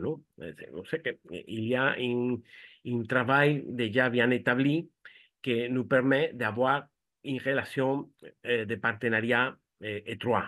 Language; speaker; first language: French; non-native, fluent; Spanish